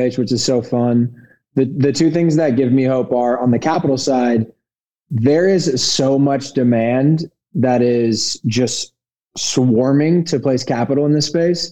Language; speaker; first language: English; native; English